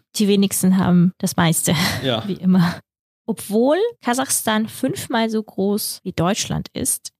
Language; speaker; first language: German; early bilingual, other home language; Russian